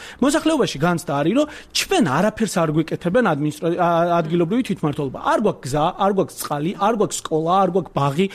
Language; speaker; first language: Georgian; non-native, local second language; Azerbaijani